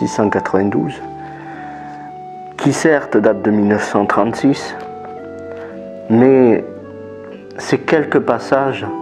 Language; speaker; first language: French; native; French